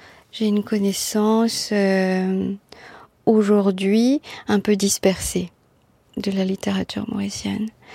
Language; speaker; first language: French; non-native, local second language; Morisyen